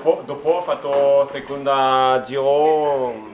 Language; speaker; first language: Italian; non-native, learner; French